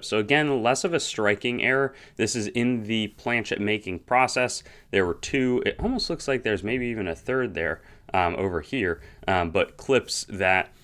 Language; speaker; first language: English; native; English